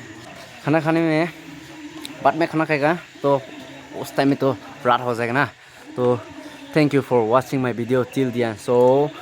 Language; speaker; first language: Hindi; non-native, local second language; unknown